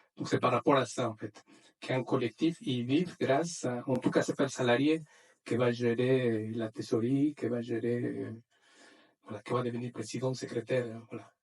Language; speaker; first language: French; non-native, fluent; Spanish